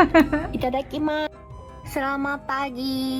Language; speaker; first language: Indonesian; non-native, learner; Japanese